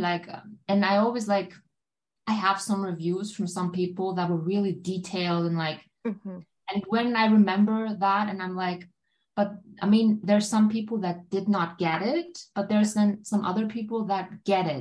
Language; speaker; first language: English; non-native, fluent; German